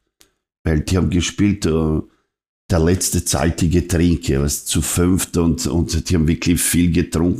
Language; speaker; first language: German; non-native, fluent; Serbian